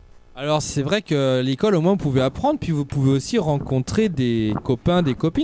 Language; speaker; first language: French; native; French